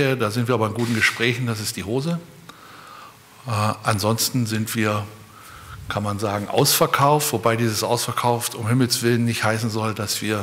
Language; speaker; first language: German; native; German